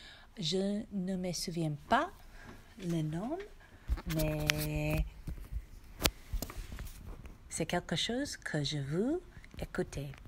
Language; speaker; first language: French; non-native, learner; English